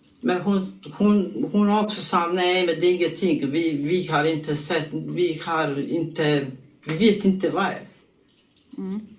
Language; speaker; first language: Swedish; non-native, learner; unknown